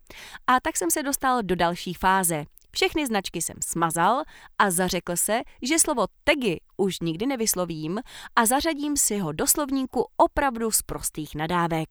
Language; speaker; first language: Czech; native; Czech